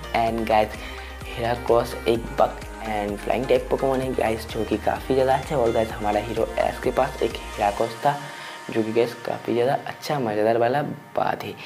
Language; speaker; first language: Hindi; non-native, local second language; Bangla